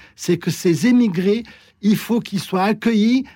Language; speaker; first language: French; native; French